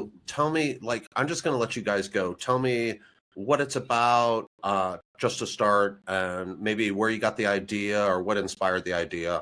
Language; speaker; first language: English; native; English